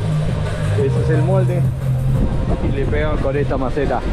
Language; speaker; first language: Spanish; native; Spanish